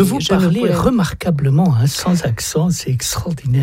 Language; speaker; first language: French; native; French